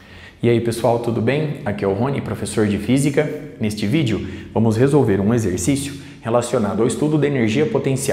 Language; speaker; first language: Portuguese; native; Portuguese